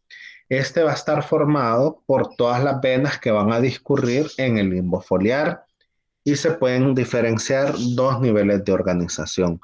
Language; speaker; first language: Spanish; native; Spanish